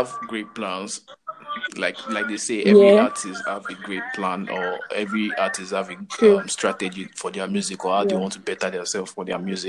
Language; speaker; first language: English; non-native, local second language; Yoruba